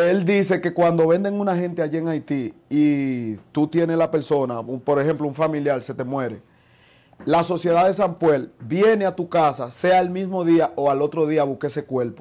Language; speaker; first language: Spanish; native; Spanish